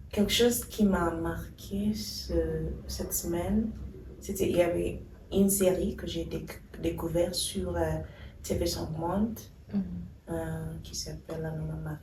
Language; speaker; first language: French; non-native, fluent; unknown